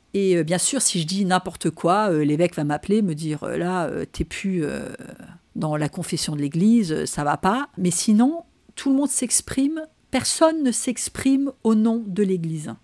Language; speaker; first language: French; non-native, fluent; Danish